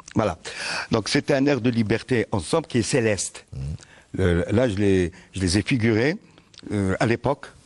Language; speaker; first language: French; non-native, local second language; Arabic